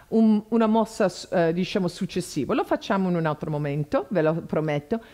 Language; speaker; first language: Italian; non-native, fluent; English